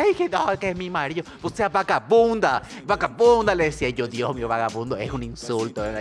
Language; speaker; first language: Spanish; native; Spanish